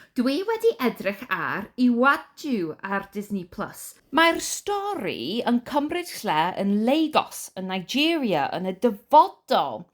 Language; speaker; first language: Welsh; non-native, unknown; English